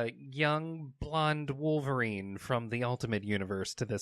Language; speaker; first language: English; native; English